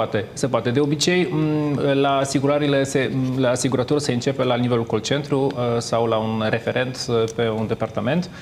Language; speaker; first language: Romanian; non-native, fluent; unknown